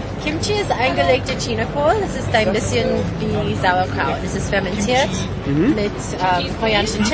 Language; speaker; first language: German; non-native, learner; Korean